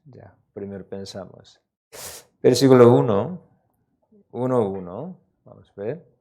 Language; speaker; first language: Spanish; non-native, learner; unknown